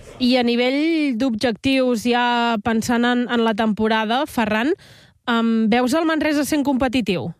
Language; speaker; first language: Catalan; native; Catalan